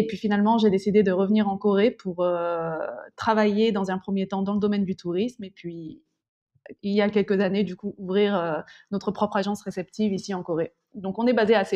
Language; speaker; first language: French; early bilingual, other home language; Korean